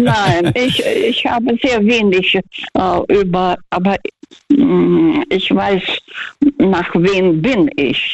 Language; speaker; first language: German; non-native, learner; Russian